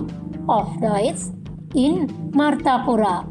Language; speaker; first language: German; non-native, fluent; Indonesian